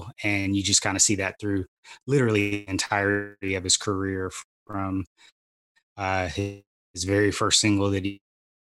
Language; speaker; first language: English; native; English